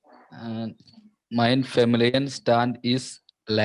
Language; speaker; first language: German; non-native, learner; Malayalam